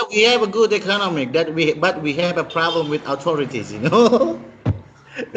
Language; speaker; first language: English; non-native, learner; Indonesian